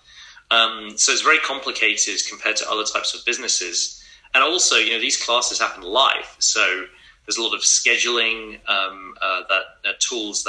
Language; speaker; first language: English; native; English